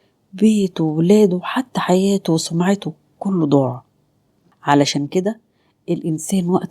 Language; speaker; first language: Arabic; native; Arabic